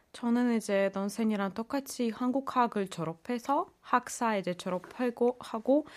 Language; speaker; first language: Korean; non-native, fluent; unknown